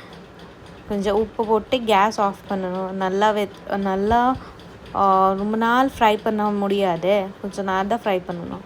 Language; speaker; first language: Tamil; non-native, learner; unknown